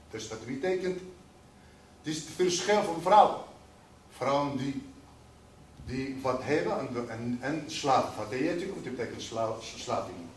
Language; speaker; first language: Dutch; early bilingual, other home language; Riffian